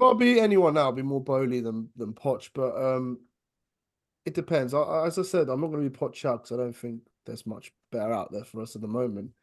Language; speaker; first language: English; native; English